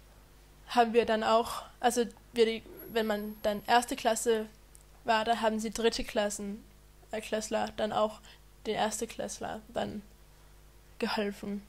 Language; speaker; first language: German; non-native, fluent; Danish